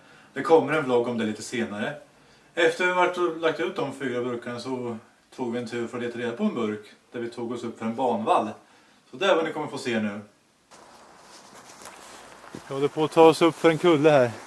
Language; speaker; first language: Swedish; native; Swedish